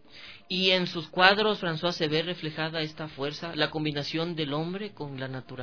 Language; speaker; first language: Spanish; native; Spanish